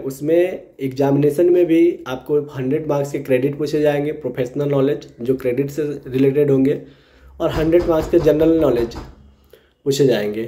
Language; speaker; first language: Hindi; native; Hindi